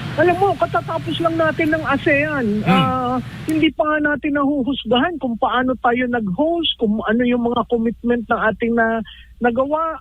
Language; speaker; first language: Filipino; native; Filipino